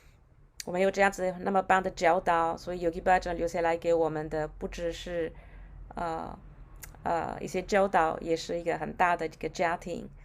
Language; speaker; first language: Chinese; non-native, fluent; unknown